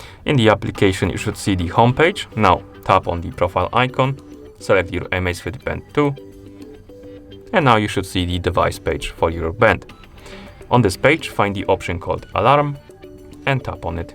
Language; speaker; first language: English; non-native, fluent; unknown